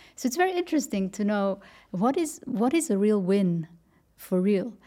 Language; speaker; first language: English; non-native, fluent; Dutch